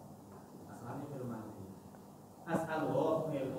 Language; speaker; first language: Arabic; non-native, learner; Indonesian